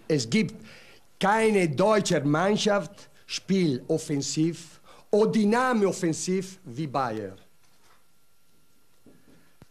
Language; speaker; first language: German; non-native, learner; Italian